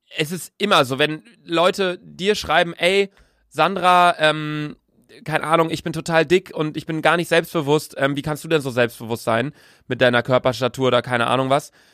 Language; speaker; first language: German; native; German